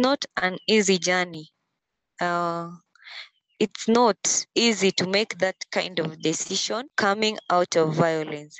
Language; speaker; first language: English; non-native, local second language; Luo (Kenya and Tanzania)